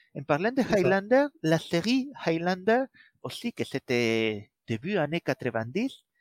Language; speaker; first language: French; non-native, fluent; Spanish